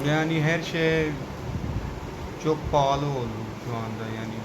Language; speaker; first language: Turkish; non-native, learner; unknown